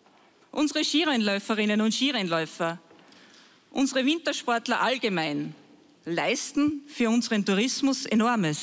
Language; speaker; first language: German; native; German